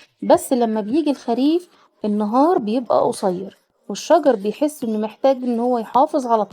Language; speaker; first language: Arabic; native; Arabic